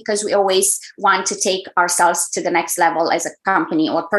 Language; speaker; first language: English; non-native, fluent; Romanian